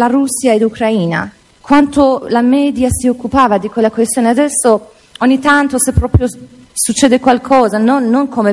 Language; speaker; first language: Italian; non-native, fluent; Persian